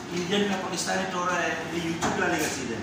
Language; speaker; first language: Hindi; non-native, learner; Filipino